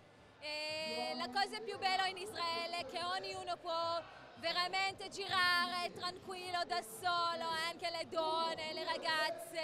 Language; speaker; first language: Italian; non-native, fluent; Hebrew